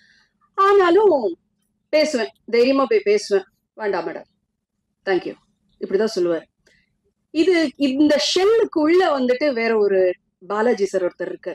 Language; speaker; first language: Tamil; native; Tamil